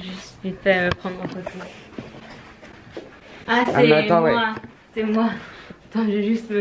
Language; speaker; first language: French; non-native, learner; English